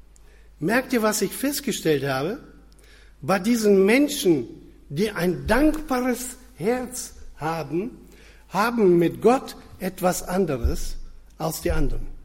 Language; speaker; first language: German; non-native, fluent; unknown